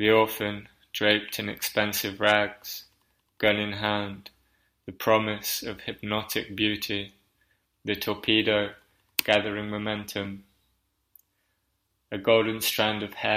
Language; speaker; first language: English; native; English